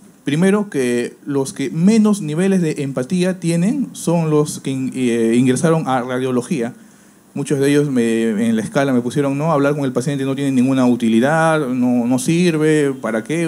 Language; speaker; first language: Spanish; native; Spanish